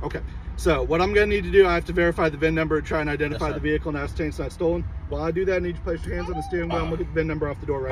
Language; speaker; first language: English; native; English